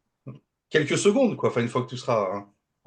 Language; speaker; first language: French; native; French